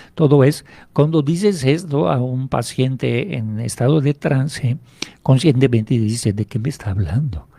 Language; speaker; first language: Spanish; non-native, fluent; French